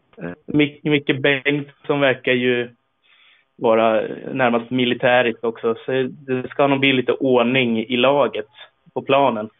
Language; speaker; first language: Swedish; native; Swedish